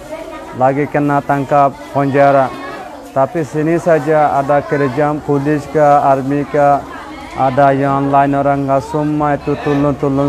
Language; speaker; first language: Indonesian; non-native, learner; Rohingya